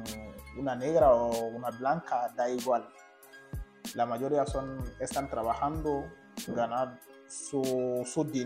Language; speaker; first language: Spanish; non-native, learner; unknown